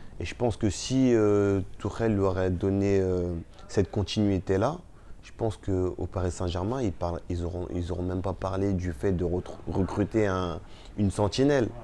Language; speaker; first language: French; early bilingual, other home language; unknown